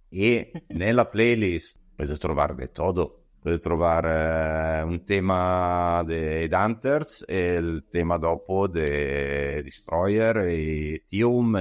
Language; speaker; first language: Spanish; non-native, learner; Italian